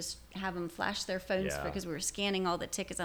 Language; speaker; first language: English; native; English